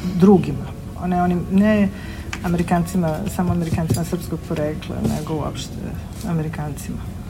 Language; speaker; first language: Serbian; native; Serbian